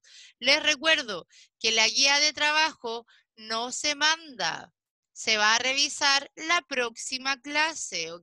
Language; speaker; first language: Spanish; native; Spanish